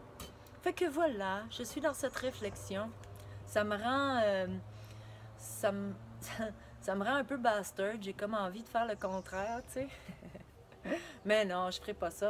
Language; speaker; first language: French; native; French